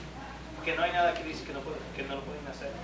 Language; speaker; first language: Spanish; non-native, learner; English